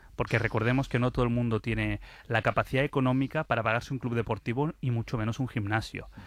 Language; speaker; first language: Spanish; early bilingual, other home language; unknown